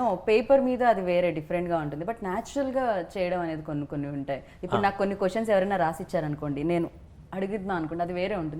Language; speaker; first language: Telugu; native; Telugu